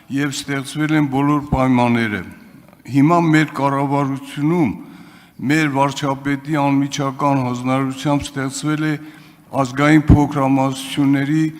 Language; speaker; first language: Armenian; non-native, local second language; Kurdish